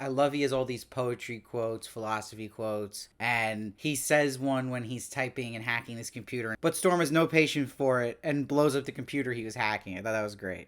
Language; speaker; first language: English; native; English